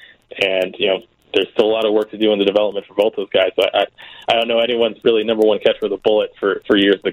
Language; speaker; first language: English; native; English